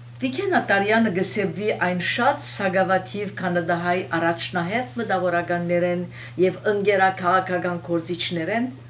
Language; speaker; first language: Armenian; early bilingual, heritage; Armenian